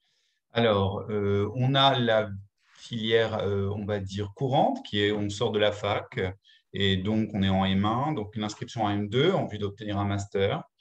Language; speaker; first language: French; native; French